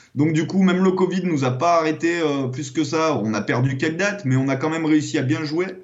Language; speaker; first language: French; native; French